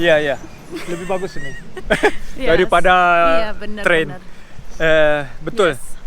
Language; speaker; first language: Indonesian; early bilingual, heritage; Indonesian